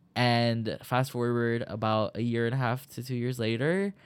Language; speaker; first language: English; early bilingual, other home language; Spanish